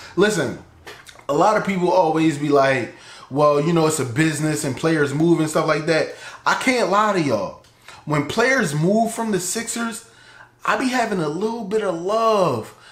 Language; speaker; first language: English; native; English